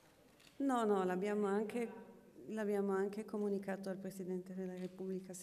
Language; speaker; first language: Italian; non-native, local second language; German